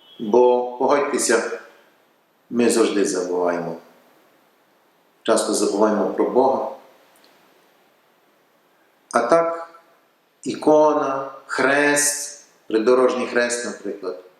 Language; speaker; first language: Ukrainian; early bilingual, heritage; Ukrainian